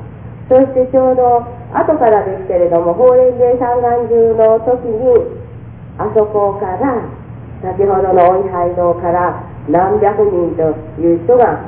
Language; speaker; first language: Japanese; native; Japanese